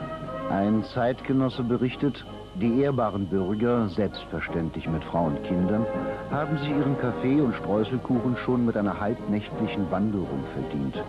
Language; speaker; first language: German; native; German